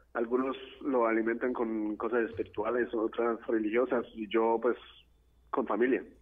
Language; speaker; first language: Spanish; non-native, fluent; English